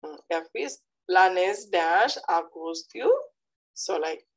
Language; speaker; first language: French; non-native, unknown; Telugu